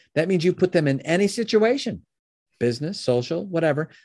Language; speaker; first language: English; native; English